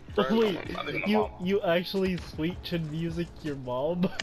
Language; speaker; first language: English; native; English